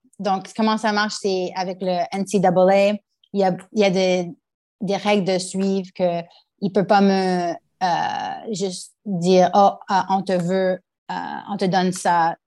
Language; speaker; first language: French; non-native, local second language; English